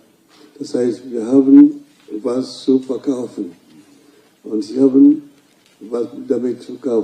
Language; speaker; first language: German; non-native, fluent; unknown